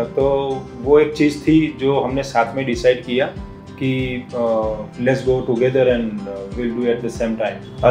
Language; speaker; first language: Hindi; non-native, local second language; Gujarati